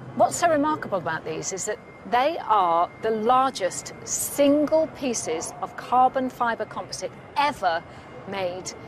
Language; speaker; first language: English; native; English